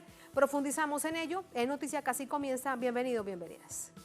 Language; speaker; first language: Spanish; native; Spanish